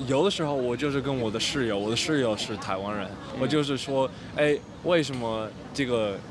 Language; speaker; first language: Chinese; non-native, fluent; English